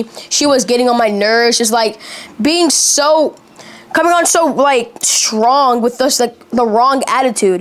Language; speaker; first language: English; native; English